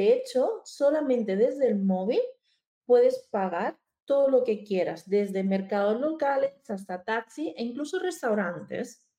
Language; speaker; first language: Spanish; early bilingual, other home language; Chinese